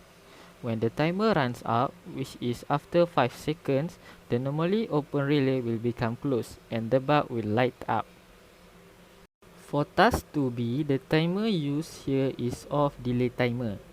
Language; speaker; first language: English; non-native, local second language; Malay